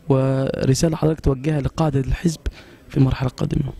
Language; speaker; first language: Arabic; native; Arabic